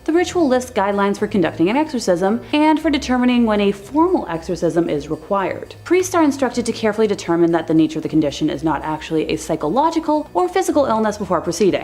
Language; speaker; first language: English; native; English